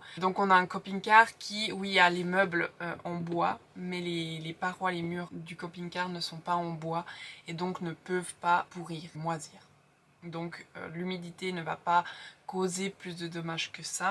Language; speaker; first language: French; native; French